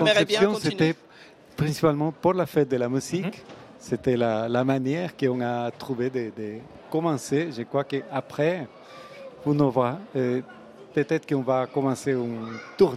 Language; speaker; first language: French; non-native, fluent; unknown